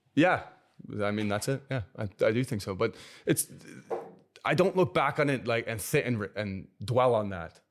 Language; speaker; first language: English; native; English